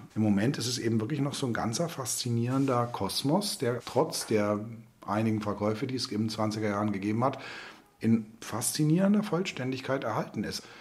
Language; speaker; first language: German; native; German